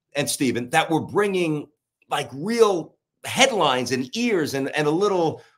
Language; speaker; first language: English; native; English